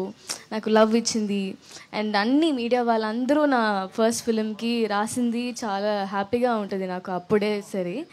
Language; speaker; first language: Telugu; non-native, fluent; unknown